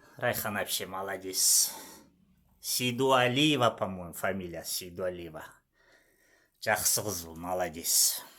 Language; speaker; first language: Kazakh; non-native, local second language; Russian